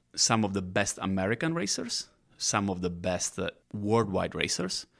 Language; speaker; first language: English; non-native, fluent; Italian